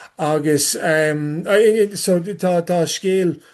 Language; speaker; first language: Irish; non-native, learner; English